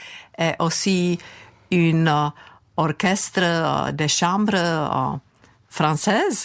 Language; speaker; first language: French; non-native, fluent; Czech